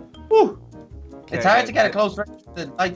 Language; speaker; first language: English; native; English